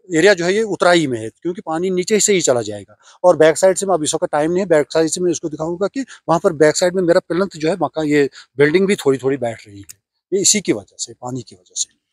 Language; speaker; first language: Hindi; non-native, local second language; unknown